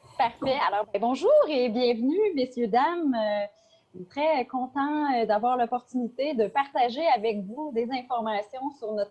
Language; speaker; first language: French; native; French